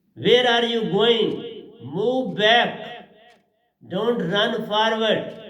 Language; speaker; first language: English; non-native, local second language; Hindi